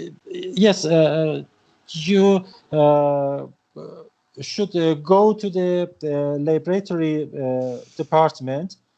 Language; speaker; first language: English; non-native, learner; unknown